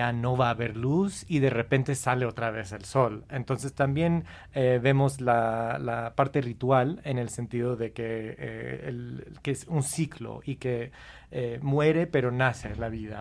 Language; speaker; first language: Spanish; non-native, fluent; English